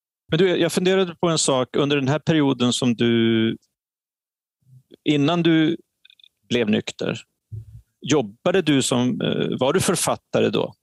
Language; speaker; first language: Swedish; native; Swedish